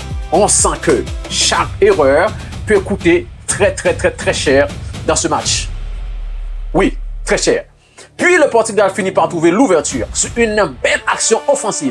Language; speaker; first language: French; non-native, local second language; Haitian Creole